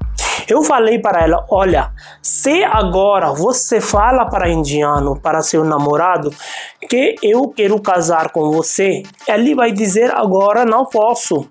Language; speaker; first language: Portuguese; non-native, fluent; Hindi